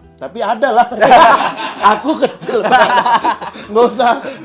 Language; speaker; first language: Indonesian; native; Indonesian